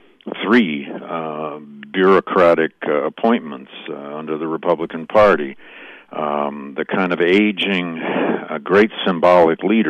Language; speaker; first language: English; native; English